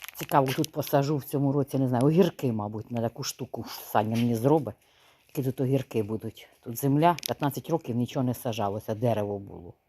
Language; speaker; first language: Ukrainian; native; Ukrainian